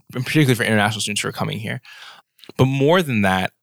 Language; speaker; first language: English; native; English